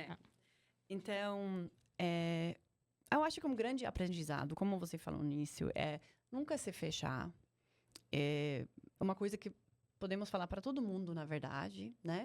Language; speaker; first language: Portuguese; non-native, fluent; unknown